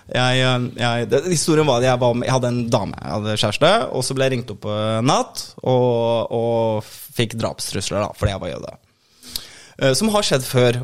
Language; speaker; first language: Norwegian; native; Norwegian